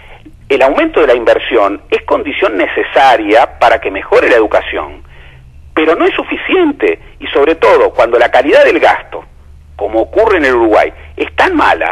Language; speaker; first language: Spanish; native; Spanish